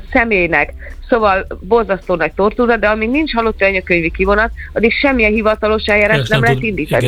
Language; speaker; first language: Hungarian; native; Hungarian